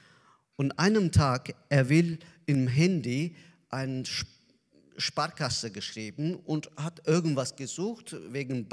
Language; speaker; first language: German; non-native, learner; Azerbaijani